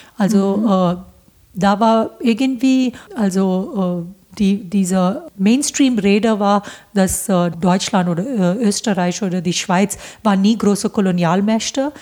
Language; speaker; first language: German; non-native, fluent; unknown